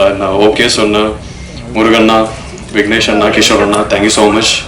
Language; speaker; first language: Tamil; non-native, learner; Malayalam